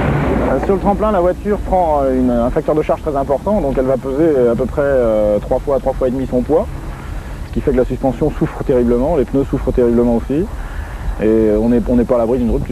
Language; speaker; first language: French; native; French